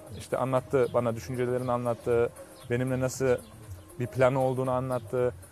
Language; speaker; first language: Turkish; early bilingual, heritage; Turkish